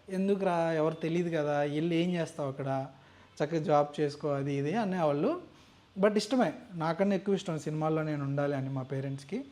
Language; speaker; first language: Telugu; native; Telugu